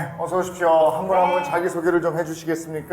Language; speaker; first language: Korean; native; Korean